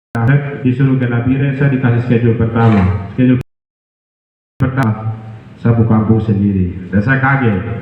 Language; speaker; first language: Indonesian; non-native, local second language; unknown